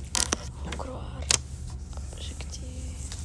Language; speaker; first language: French; non-native, learner; Ukrainian